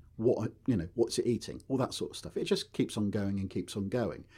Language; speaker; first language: English; native; English